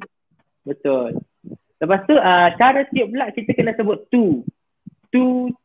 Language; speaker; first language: Malay; native; Malay